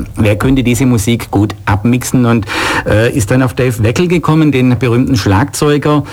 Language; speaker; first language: German; native; German